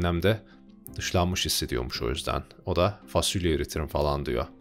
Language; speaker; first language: Turkish; native; Turkish